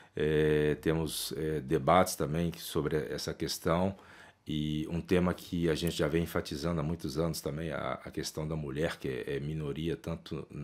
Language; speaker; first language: Portuguese; native; Portuguese